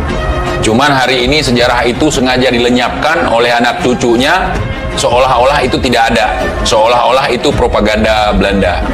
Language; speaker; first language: Indonesian; native; Indonesian